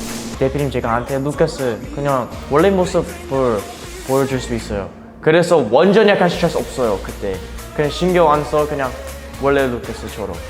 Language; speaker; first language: Korean; non-native, learner; English